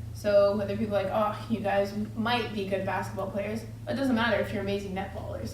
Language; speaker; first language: English; native; English